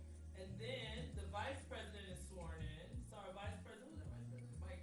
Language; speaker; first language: English; native; English